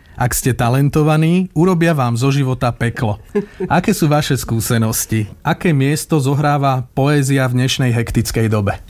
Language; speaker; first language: Slovak; native; Slovak